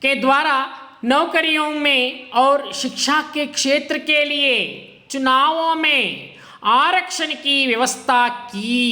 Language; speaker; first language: Hindi; non-native, local second language; Kannada